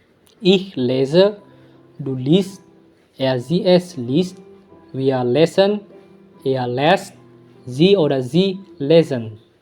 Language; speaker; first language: German; non-native, fluent; Indonesian